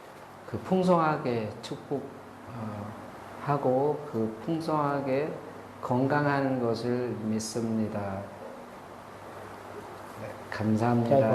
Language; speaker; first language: Korean; non-native, learner; Lao